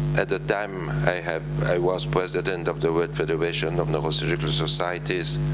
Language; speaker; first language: English; non-native, fluent; French